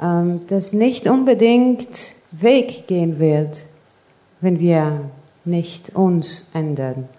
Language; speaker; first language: German; non-native, fluent; Greek